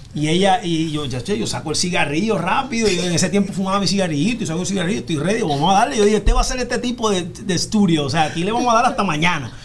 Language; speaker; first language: Spanish; early bilingual, heritage; Spanish